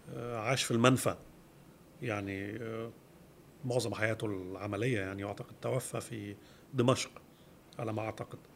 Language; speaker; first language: Arabic; early bilingual, heritage; Arabic